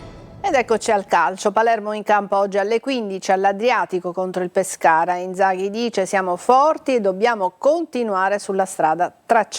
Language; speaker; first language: Italian; native; Italian